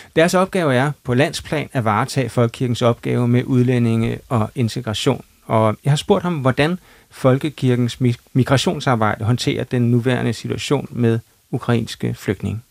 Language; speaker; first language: Danish; native; Danish